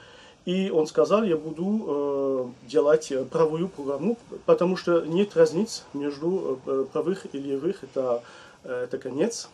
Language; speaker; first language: Russian; non-native, learner; French